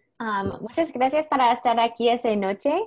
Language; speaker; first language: Spanish; non-native, learner; English